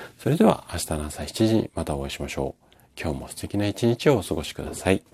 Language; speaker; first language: Japanese; native; Japanese